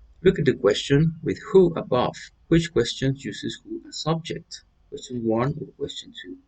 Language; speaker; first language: English; non-native, fluent; Spanish